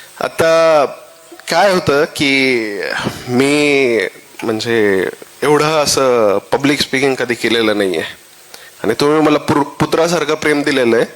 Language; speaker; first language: Marathi; native; Marathi